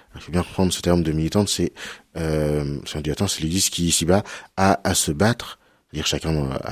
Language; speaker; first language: French; native; French